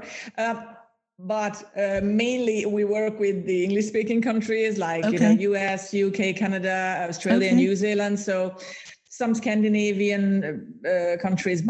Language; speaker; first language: English; non-native, fluent; Hungarian